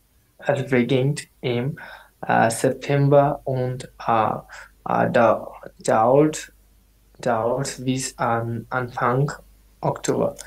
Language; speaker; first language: German; non-native, learner; Bangla